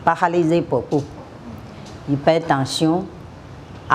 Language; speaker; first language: French; non-native, learner; Chinese